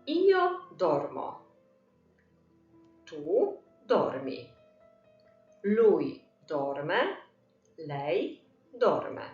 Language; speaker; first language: Italian; non-native, fluent; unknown